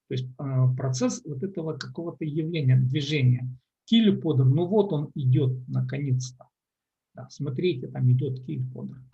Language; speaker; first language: Russian; non-native, local second language; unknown